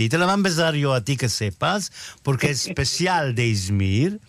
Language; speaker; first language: Spanish; early bilingual, heritage; Ladino